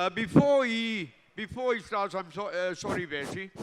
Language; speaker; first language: English; non-native, local second language; Afrikaans